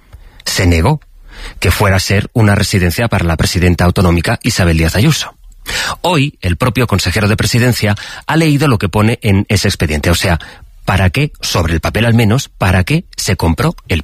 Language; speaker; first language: Spanish; native; Spanish